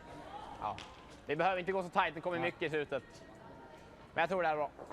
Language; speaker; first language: Swedish; native; Swedish